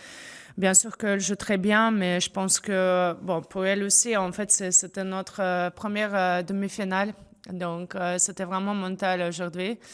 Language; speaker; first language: French; non-native, fluent; Russian